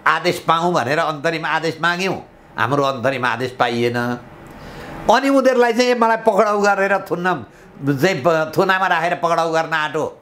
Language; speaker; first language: Nepali; native; Nepali